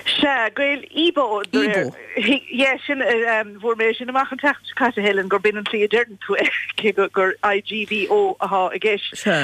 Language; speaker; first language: Irish; non-native, local second language; English